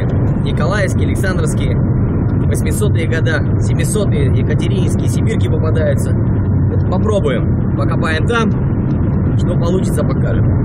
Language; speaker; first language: Russian; native; Russian